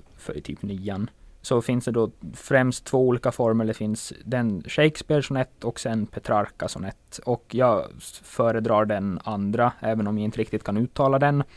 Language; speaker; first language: Swedish; native; Swedish